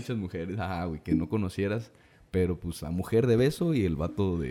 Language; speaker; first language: Spanish; native; Spanish